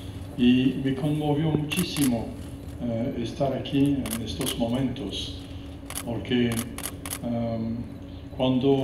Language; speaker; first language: Spanish; non-native, fluent; French